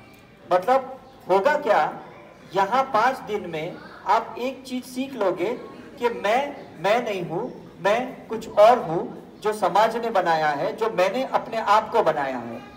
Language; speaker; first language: Hindi; native; Hindi